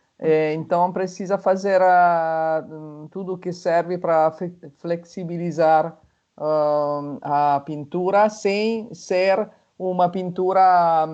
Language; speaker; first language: Portuguese; non-native, fluent; Italian